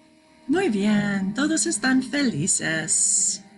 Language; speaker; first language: Spanish; non-native, fluent; English